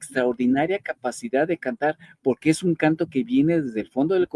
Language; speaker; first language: Spanish; native; Spanish